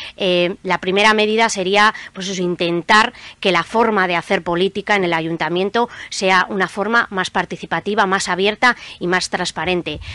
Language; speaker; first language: Spanish; native; Spanish